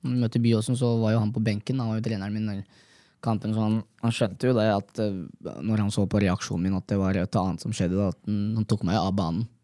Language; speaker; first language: Norwegian; early bilingual, other home language; Somali